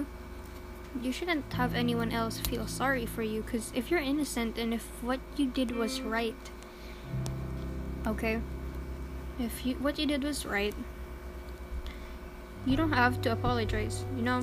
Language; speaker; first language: English; non-native, local second language; Filipino